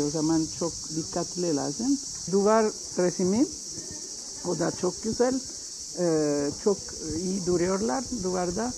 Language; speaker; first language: Turkish; non-native, learner; Italian